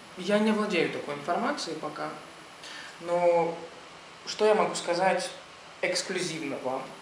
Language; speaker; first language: Russian; native; Russian